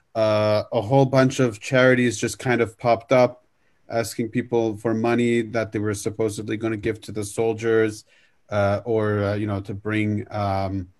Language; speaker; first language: English; native; English